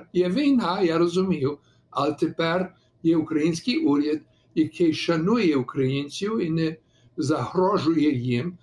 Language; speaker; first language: Ukrainian; early bilingual, heritage; Ukrainian